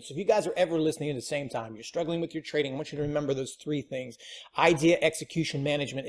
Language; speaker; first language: English; native; English